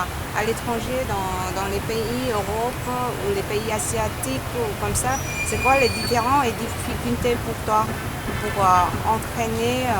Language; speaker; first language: French; non-native, learner; Vietnamese